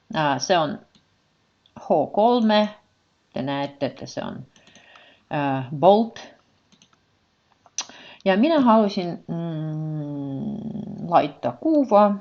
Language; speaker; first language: Finnish; non-native, learner; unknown